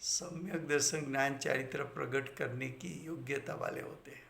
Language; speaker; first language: Hindi; non-native, local second language; Gujarati